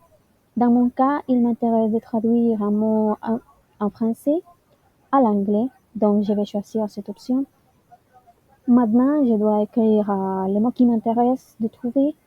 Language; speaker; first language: French; non-native, learner; Spanish